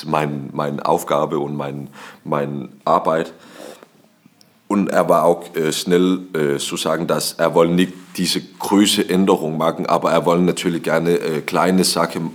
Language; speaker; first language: German; non-native, learner; Danish